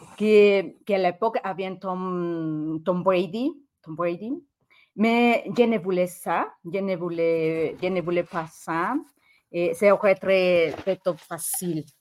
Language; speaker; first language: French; non-native, learner; Spanish